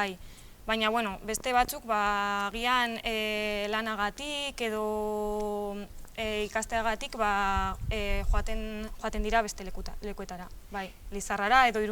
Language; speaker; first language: Basque; non-native, local second language; Spanish